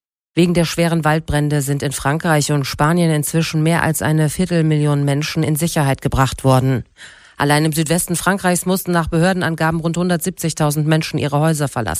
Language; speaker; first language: German; native; German